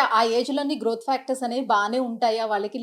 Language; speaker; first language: Telugu; native; Telugu